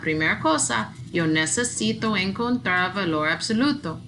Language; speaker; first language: Spanish; non-native, learner; English